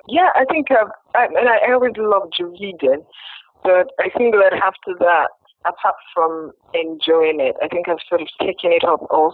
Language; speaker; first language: English; non-native, local second language; Yoruba